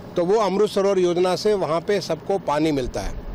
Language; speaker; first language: Hindi; native; Hindi